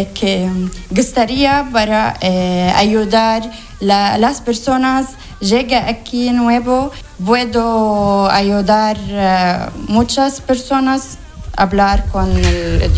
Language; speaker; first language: Spanish; non-native, learner; Arabic